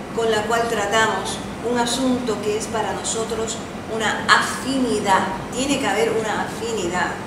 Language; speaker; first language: Spanish; early bilingual, heritage; Spanish